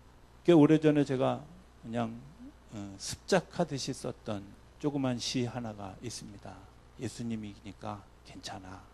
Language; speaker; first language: Korean; native; Korean